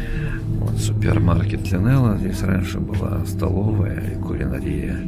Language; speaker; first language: Russian; native; Russian